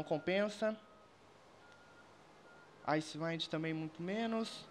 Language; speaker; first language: Portuguese; native; Portuguese